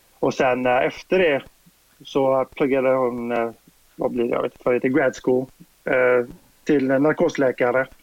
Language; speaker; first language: Swedish; native; Swedish